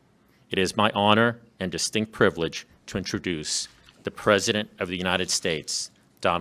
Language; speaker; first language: English; native; English